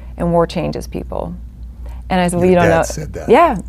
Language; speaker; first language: English; native; English